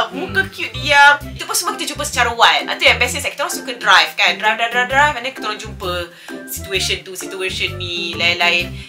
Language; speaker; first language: Malay; native; Malay